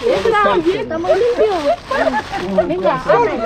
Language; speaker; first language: Spanish; non-native, learner; Filipino